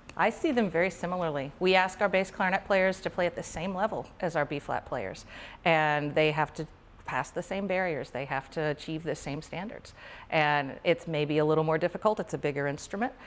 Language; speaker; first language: English; native; English